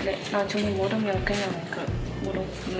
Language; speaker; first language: Korean; non-native, fluent; Indonesian